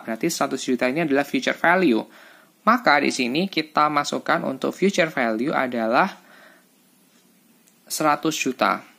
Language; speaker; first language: Indonesian; native; Indonesian